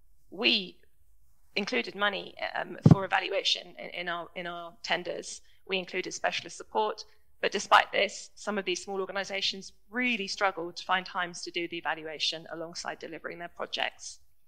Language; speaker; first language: English; native; English